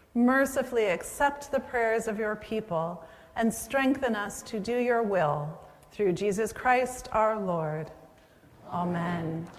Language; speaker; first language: English; native; English